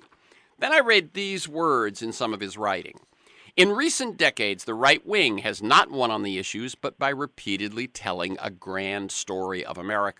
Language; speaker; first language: English; native; English